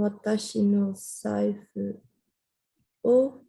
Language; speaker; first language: Japanese; non-native, learner; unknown